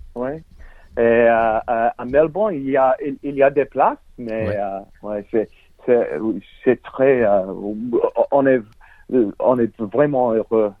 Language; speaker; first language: French; non-native, learner; English